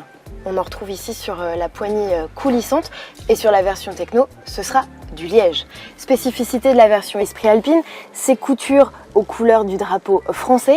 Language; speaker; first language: French; native; French